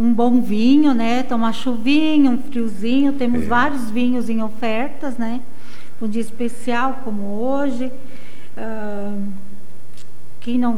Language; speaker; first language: Portuguese; native; Portuguese